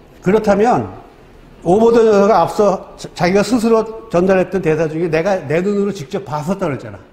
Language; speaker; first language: Korean; native; Korean